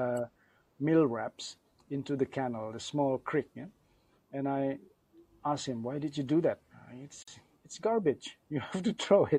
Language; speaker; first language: English; non-native, fluent; Indonesian